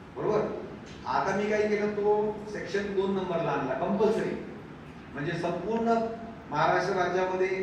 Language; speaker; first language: Marathi; native; Marathi